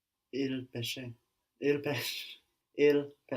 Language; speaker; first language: French; non-native, learner; English